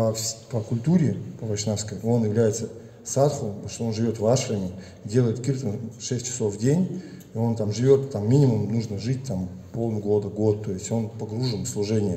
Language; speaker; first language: Russian; native; Russian